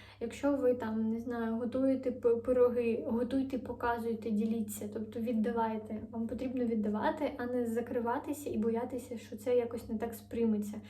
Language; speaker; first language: Ukrainian; non-native, local second language; Russian